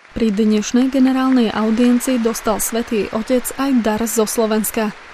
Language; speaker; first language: Slovak; native; Slovak